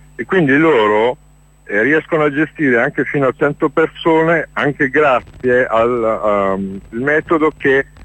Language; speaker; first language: Italian; native; Italian